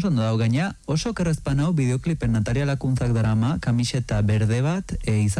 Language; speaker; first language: Basque; native; Basque